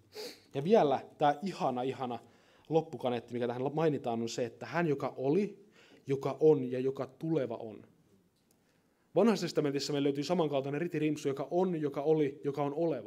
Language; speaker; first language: Finnish; native; Finnish